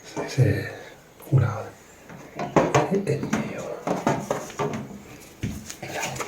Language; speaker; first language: Chinese; non-native, fluent; Italian